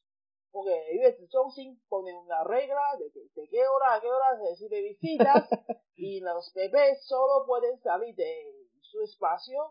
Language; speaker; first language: Spanish; non-native, fluent; Chinese